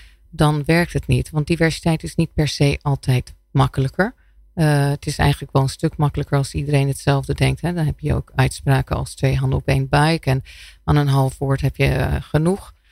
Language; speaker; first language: Dutch; non-native, fluent; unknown